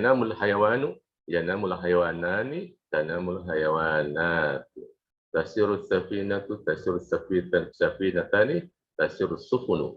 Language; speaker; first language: Arabic; non-native, fluent; Indonesian